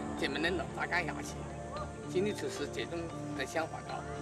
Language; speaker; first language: Chinese; native; Chinese